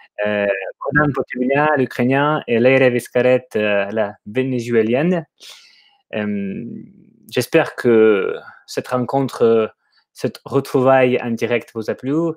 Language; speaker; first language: French; non-native, fluent; Ukrainian